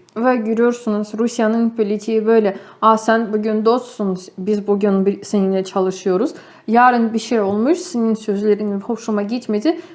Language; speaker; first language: Turkish; non-native, fluent; Russian